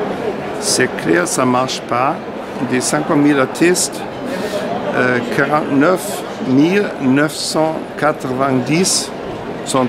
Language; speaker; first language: French; non-native, fluent; German